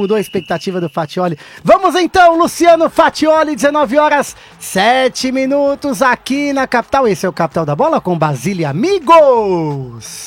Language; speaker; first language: Portuguese; native; Portuguese